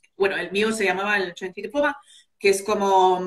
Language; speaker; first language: Spanish; early bilingual, other home language; English